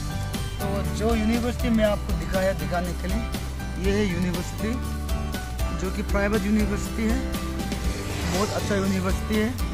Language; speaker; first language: Hindi; non-native, local second language; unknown